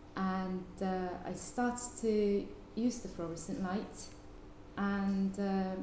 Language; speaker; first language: English; non-native, fluent; Japanese